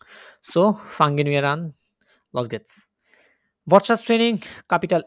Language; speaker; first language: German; non-native, fluent; Bangla